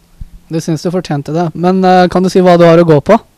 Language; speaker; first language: Norwegian; early bilingual, other home language; Urdu